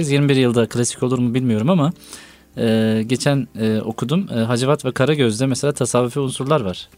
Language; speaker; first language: Turkish; native; Turkish